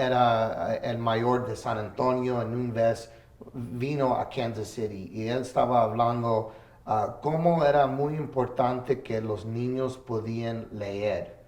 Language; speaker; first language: Spanish; early bilingual, heritage; English